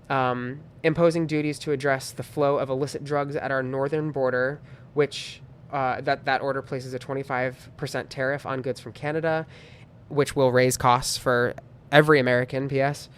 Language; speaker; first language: English; native; English